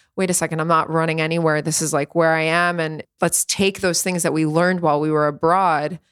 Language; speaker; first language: English; native; English